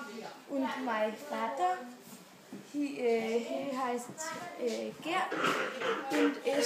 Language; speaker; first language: German; non-native, learner; Danish